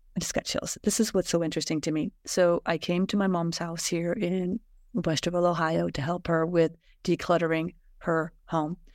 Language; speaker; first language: English; native; English